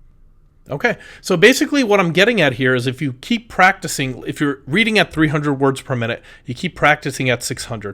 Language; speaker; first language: English; native; English